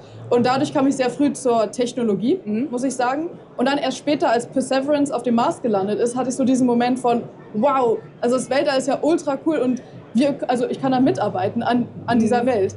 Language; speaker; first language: German; native; German